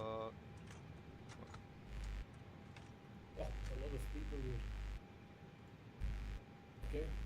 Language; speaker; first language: English; non-native, learner; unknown